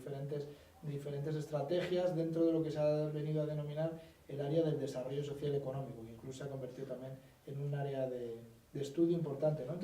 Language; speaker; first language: Spanish; native; Spanish